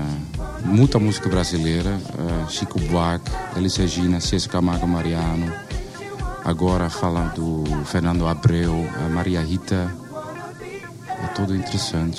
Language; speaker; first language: Portuguese; non-native, learner; Dutch